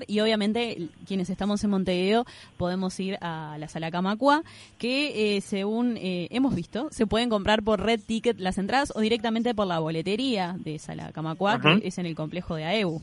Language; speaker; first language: Spanish; native; Spanish